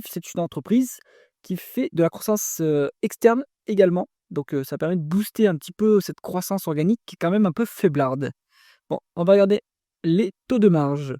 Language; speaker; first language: French; native; French